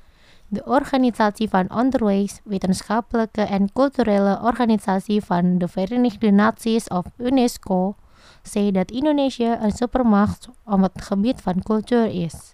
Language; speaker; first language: Dutch; non-native, fluent; Indonesian